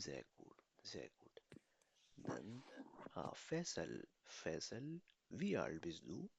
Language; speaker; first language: German; non-native, fluent; Urdu